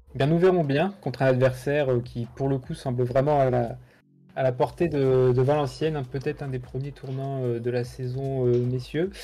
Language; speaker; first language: French; native; French